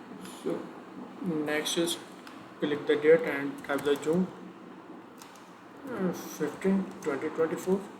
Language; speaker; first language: English; non-native, learner; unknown